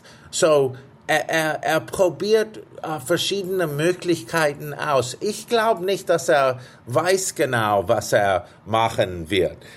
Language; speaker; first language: German; non-native, fluent; English